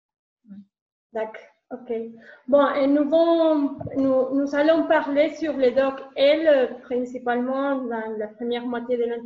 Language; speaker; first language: French; non-native, learner; Spanish